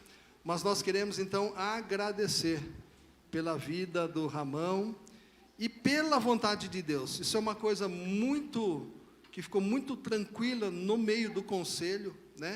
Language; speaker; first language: Portuguese; native; Portuguese